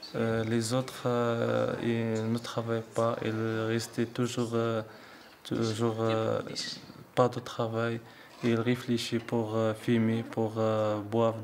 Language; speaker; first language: French; non-native, local second language; Arabic